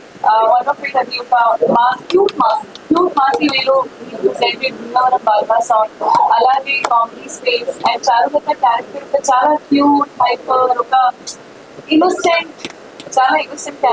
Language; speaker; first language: Telugu; non-native, learner; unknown